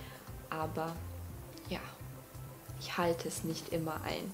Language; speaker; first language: German; non-native, fluent; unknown